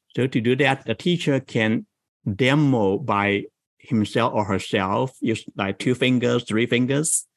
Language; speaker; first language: English; non-native, fluent; Chinese